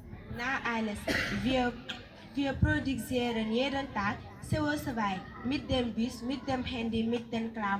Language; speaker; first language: German; non-native, learner; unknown